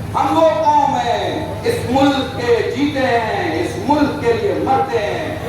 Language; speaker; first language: Urdu; native; Urdu